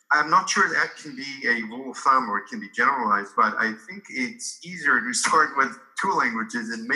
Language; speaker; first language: English; non-native, fluent; Hebrew